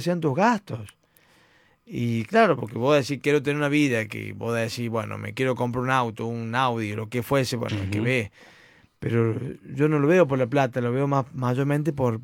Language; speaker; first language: Spanish; native; Spanish